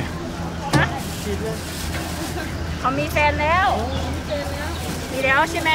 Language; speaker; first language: Thai; native; Thai